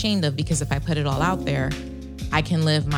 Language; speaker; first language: English; early bilingual, other home language; Spanish